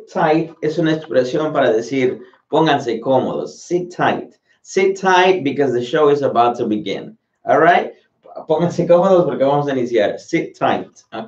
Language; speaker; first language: Spanish; native; Spanish